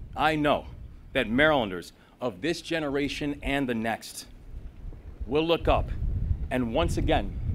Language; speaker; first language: English; native; English